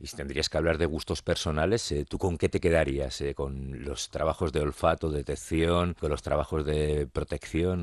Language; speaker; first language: Spanish; native; Spanish